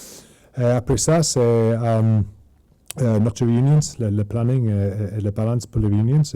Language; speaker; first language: French; non-native, learner; English